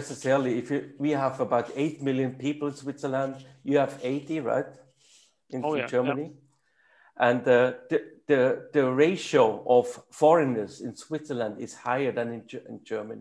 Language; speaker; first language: English; non-native, fluent; German